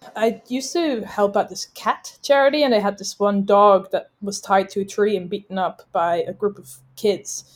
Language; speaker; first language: English; non-native, fluent; Dutch